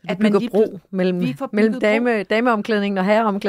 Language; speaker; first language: Danish; native; Danish